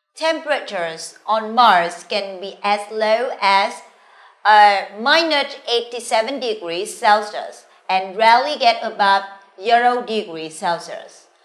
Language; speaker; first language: English; non-native, fluent; Vietnamese